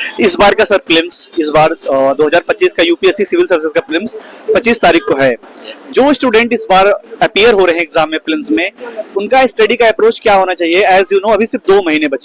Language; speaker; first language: Hindi; native; Hindi